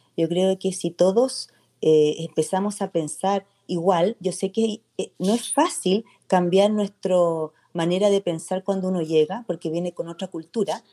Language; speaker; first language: Spanish; native; Spanish